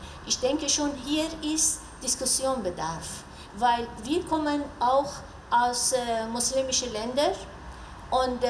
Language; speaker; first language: German; non-native, learner; Persian